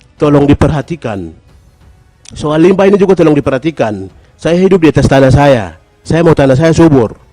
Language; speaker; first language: Indonesian; non-native, local second language; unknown